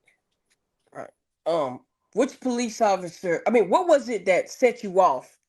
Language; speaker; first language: English; native; English